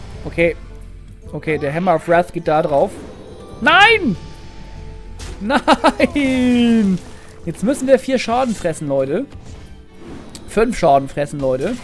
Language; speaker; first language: German; native; German